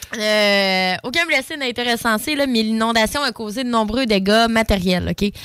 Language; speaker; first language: French; native; French